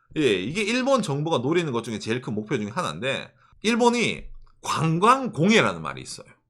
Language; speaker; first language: Korean; native; Korean